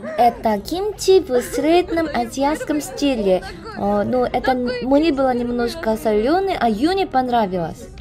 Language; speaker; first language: Russian; non-native, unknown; Korean